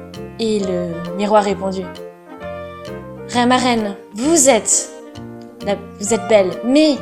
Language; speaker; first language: French; non-native, fluent; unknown